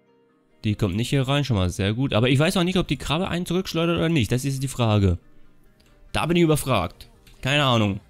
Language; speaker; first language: German; native; German